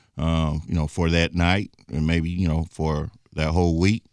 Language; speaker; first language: English; native; English